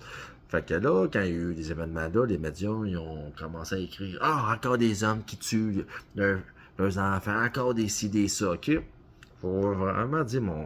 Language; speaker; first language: French; native; French